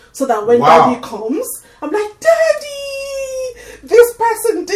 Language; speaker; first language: English; non-native, local second language; Yoruba